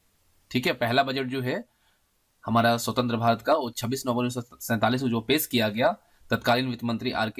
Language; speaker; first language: Hindi; native; Hindi